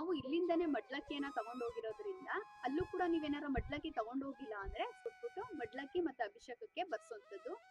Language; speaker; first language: Kannada; native; Kannada